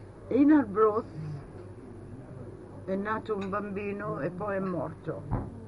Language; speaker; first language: Italian; early bilingual, heritage; Italian